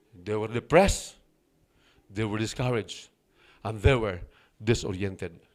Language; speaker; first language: English; non-native, local second language; Filipino